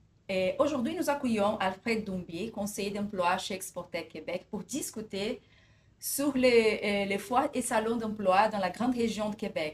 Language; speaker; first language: French; non-native, fluent; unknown